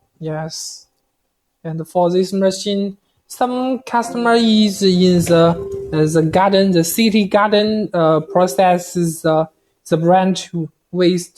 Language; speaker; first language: English; non-native, learner; Chinese